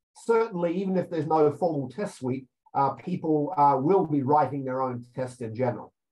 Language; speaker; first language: English; native; English